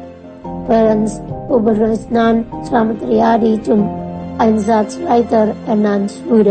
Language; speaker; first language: German; non-native, fluent; Indonesian